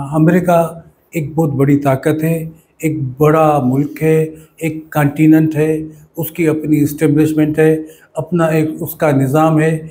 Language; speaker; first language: Urdu; non-native, local second language; Sindhi